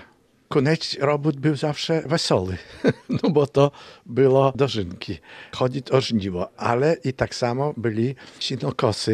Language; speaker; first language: Polish; non-native, local second language; Ukrainian